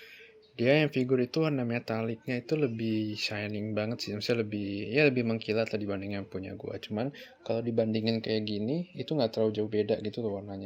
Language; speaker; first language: Indonesian; native; Indonesian